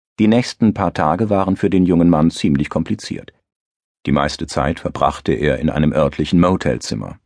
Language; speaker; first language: German; native; German